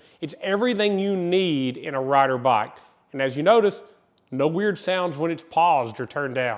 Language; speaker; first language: English; native; English